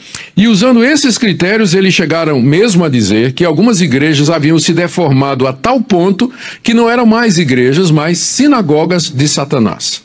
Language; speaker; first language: Portuguese; native; Portuguese